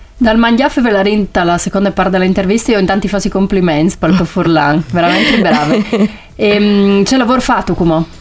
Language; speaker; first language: Italian; native; Italian